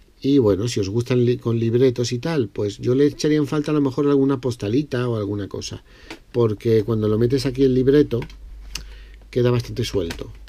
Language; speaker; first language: Spanish; native; Spanish